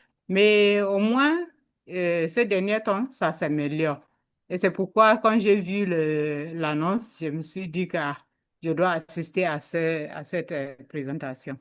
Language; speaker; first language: French; non-native, learner; English